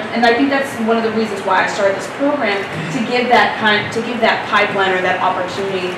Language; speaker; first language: English; native; English